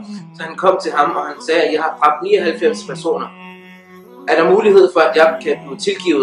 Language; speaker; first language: Danish; early bilingual, other home language; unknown